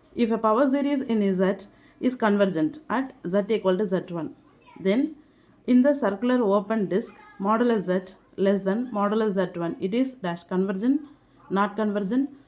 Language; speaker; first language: English; non-native, local second language; Tamil